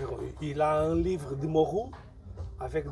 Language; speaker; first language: French; non-native, learner; Portuguese